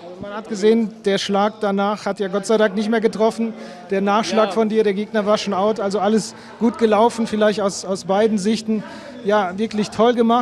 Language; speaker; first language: German; native; German